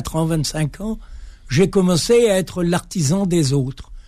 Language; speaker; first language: French; native; French